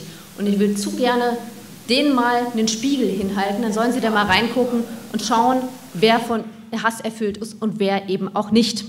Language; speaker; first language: German; native; German